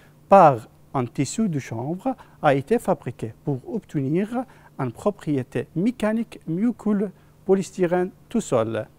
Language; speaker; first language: French; non-native, fluent; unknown